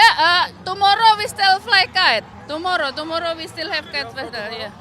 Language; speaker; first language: English; non-native, learner; Polish